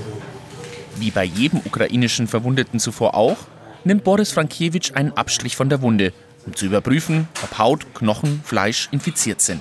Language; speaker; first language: German; native; German